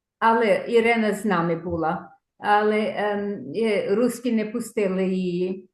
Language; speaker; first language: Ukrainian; early bilingual, heritage; Ukrainian